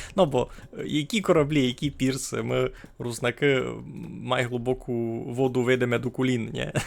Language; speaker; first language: Ukrainian; native; Ukrainian